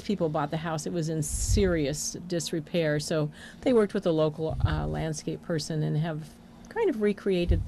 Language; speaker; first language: English; native; English